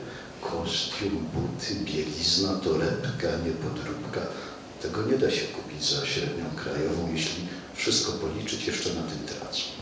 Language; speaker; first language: Polish; native; Polish